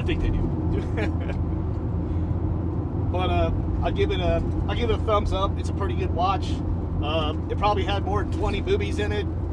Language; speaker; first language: English; native; English